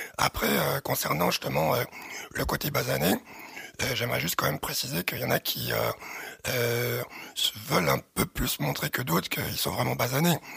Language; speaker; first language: French; early bilingual, other home language; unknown